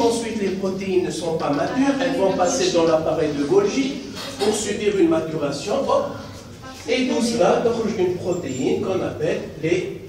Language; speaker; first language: French; non-native, local second language; Arabic